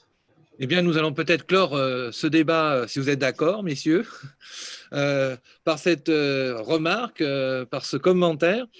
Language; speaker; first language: French; native; French